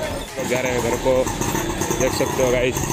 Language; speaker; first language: Hindi; non-native, local second language; Kannada